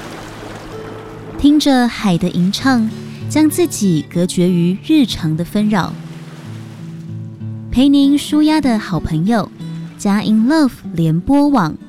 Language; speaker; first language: Chinese; native; Chinese